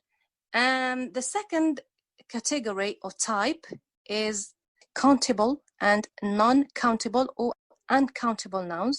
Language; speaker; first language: English; non-native, fluent; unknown